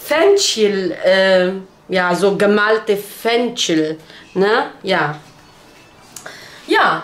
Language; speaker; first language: German; non-native, learner; Turkish